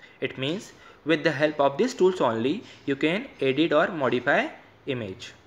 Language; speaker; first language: English; non-native, local second language; Hindi